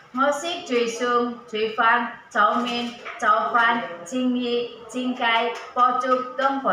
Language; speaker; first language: Cantonese; non-native, learner; Indonesian